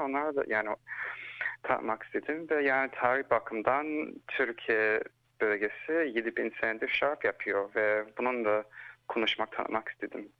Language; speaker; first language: Turkish; early bilingual, heritage; Turkish